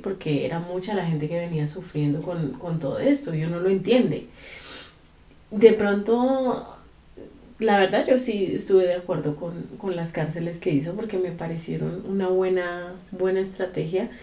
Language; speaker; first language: Spanish; native; Spanish